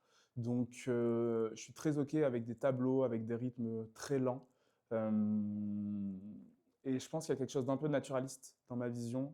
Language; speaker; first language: French; native; French